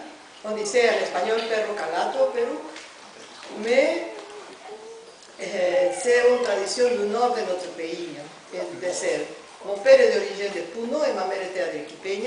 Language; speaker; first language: French; non-native, fluent; Spanish